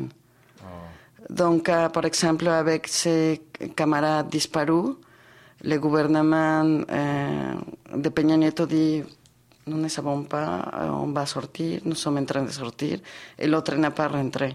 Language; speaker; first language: French; non-native, fluent; Spanish